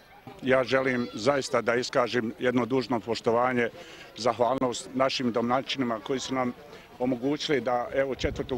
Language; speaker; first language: Bosnian; native; Bosnian